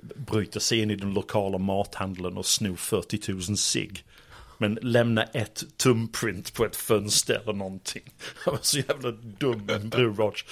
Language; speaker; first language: Swedish; non-native, fluent; English